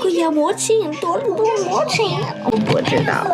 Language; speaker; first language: Chinese; non-native, learner; English